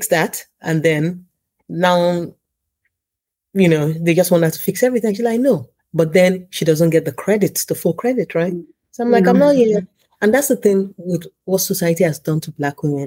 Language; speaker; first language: English; non-native, local second language; Yoruba